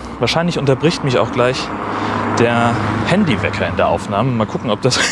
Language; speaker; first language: German; native; German